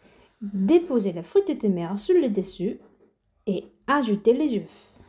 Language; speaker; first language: French; non-native, learner; Korean